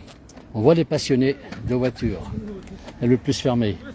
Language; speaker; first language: French; native; French